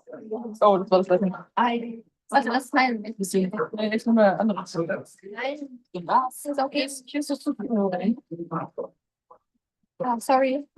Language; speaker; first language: German; non-native, fluent; Japanese